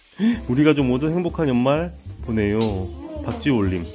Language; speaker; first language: Korean; native; Korean